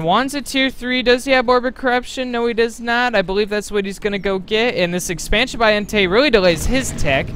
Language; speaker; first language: English; native; English